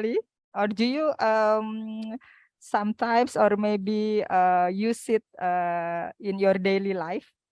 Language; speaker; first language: English; non-native, fluent; Indonesian